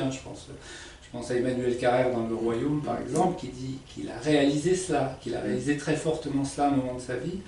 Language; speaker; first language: French; native; French